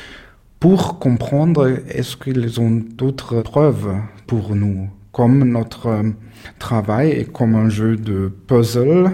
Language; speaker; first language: French; non-native, fluent; German